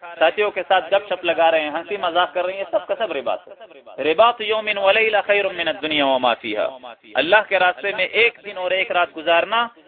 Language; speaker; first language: Urdu; non-native, local second language; Pashto